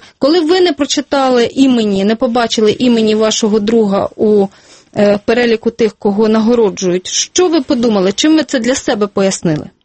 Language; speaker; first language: Ukrainian; native; Ukrainian